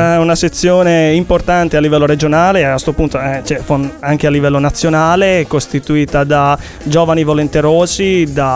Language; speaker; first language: Italian; native; Italian